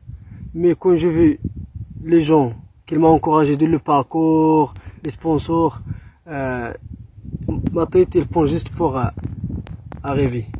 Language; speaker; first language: French; non-native, local second language; Arabic